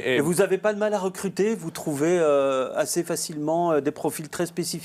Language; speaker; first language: French; native; French